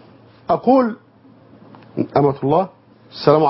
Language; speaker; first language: Arabic; native; Arabic